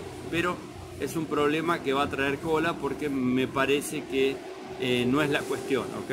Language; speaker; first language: Spanish; native; Spanish